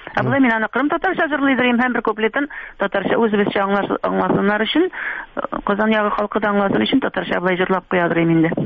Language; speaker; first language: Tatar; native; Tatar